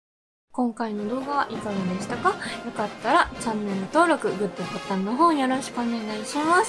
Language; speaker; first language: Japanese; native; Japanese